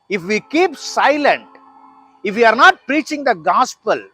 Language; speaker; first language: English; non-native, local second language; Tamil